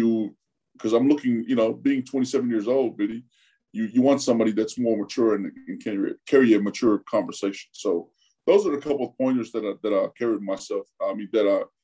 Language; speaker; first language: English; early bilingual, other home language; Tongan